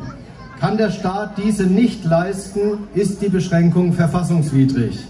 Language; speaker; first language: German; native; German